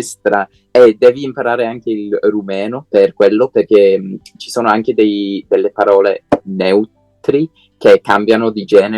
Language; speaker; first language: Italian; non-native, fluent; English